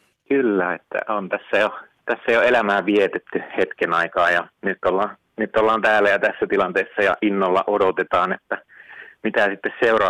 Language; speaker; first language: Finnish; native; Finnish